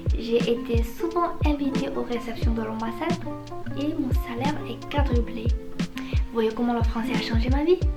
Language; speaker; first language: French; non-native, fluent; Chinese